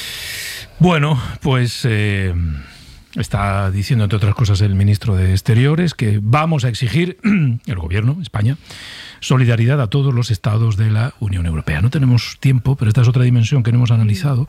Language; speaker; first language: Spanish; native; Spanish